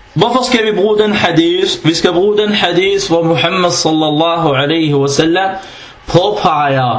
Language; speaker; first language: Danish; non-native, fluent; Arabic